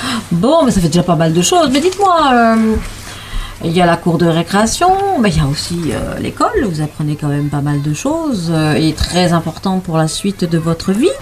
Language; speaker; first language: French; native; French